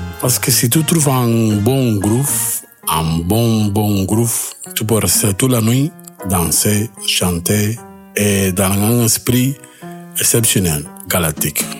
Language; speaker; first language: French; non-native, fluent; Spanish